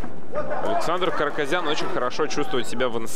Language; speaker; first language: Russian; native; Russian